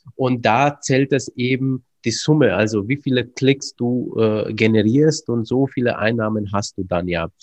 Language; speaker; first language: German; early bilingual, other home language; Romanian